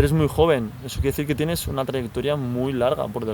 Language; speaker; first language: Spanish; native; Spanish